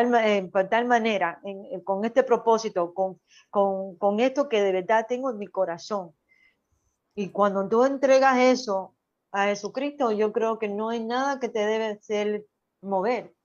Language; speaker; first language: Spanish; early bilingual, other home language; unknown